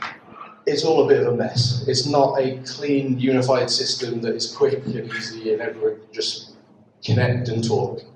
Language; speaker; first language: English; native; English